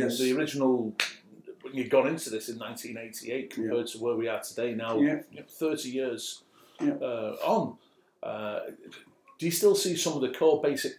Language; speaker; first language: English; native; English